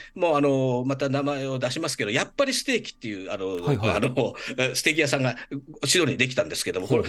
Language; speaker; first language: Japanese; native; Japanese